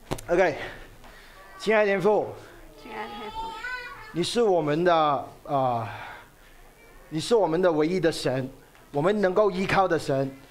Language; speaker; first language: Chinese; native; Chinese